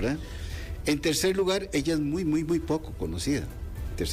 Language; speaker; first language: Spanish; native; Spanish